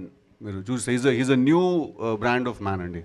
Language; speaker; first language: Telugu; native; Telugu